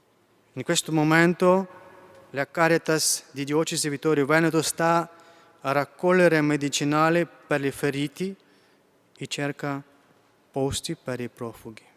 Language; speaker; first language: Italian; non-native, fluent; Ukrainian